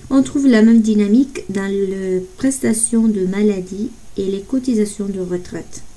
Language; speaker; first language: French; non-native, fluent; Italian